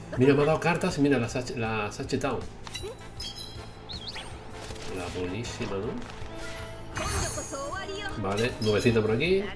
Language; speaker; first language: Spanish; native; Spanish